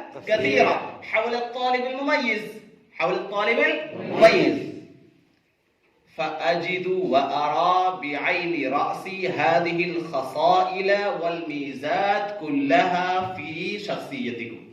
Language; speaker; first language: Arabic; non-native, fluent; Urdu